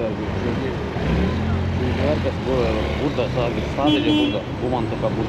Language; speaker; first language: Turkish; early bilingual, heritage; Armenian